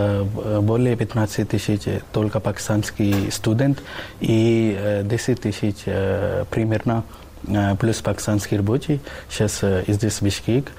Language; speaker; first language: Russian; non-native, learner; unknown